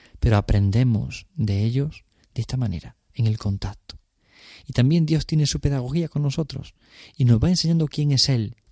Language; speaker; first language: Spanish; native; Spanish